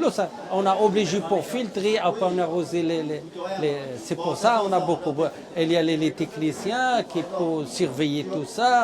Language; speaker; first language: French; non-native, learner; Arabic